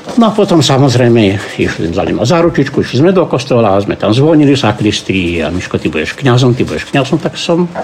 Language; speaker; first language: Slovak; early bilingual, heritage; Slovak